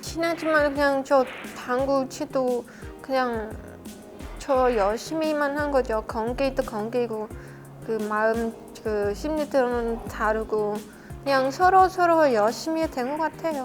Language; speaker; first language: Korean; non-native, learner; Khmer